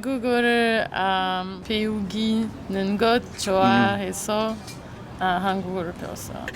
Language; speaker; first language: Korean; non-native, learner; French